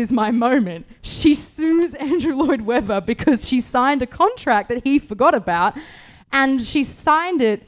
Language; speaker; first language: English; native; English